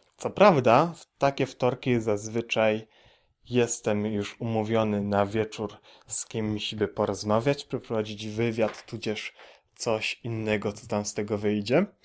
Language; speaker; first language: Polish; native; Polish